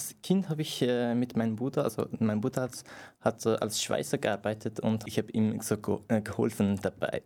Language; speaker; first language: German; non-native, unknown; Persian